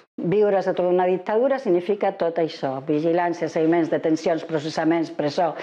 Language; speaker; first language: Catalan; non-native, fluent; Spanish